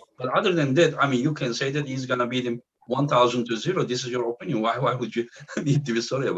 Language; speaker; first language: English; non-native, fluent; Turkish